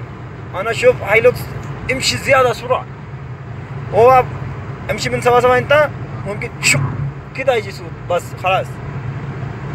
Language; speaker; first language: Arabic; non-native, learner; Urdu